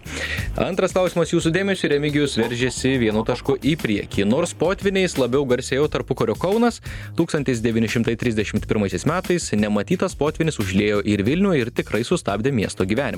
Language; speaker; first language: Lithuanian; native; Lithuanian